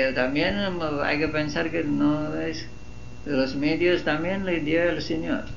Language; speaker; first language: Spanish; non-native, fluent; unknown